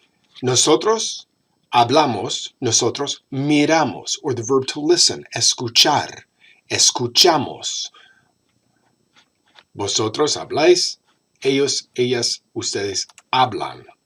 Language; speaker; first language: Spanish; non-native, fluent; English